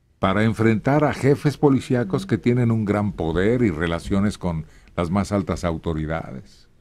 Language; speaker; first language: Spanish; native; Spanish